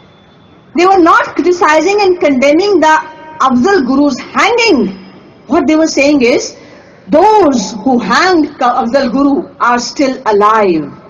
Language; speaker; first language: English; non-native, local second language; Hindi